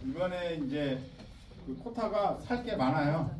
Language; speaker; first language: Korean; native; Korean